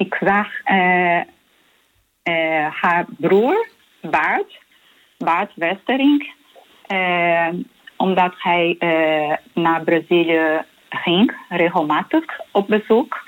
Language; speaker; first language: Dutch; non-native, learner; Portuguese